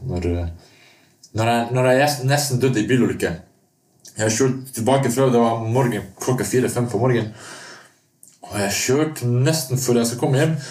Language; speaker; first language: Norwegian; non-native, fluent; Bosnian